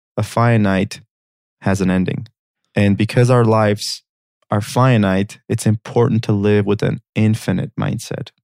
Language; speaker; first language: English; early bilingual, other home language; Armenian